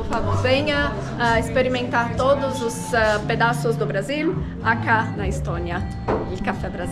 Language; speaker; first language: Spanish; non-native, learner; Portuguese